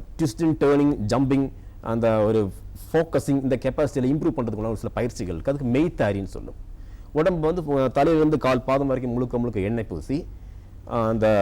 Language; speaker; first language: Tamil; non-native, local second language; Malayalam